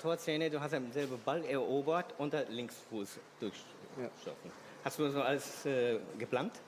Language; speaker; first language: German; non-native, fluent; Japanese